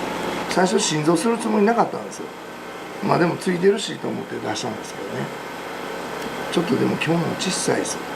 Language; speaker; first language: Japanese; native; Japanese